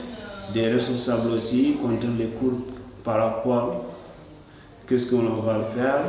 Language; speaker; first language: French; non-native, learner; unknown